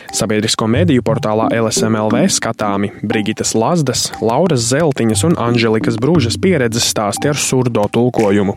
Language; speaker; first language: Latvian; native; Latvian